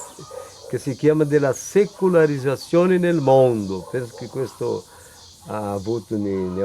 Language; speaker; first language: Italian; non-native, fluent; Portuguese